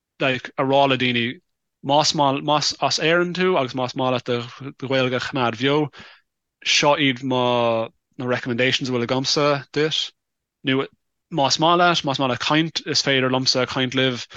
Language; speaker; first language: Irish; non-native, local second language; English